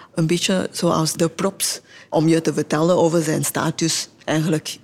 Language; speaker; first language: Dutch; non-native, fluent; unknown